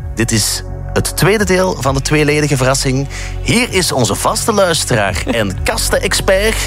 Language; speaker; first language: Dutch; native; Dutch